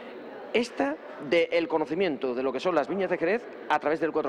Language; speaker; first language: Spanish; native; Spanish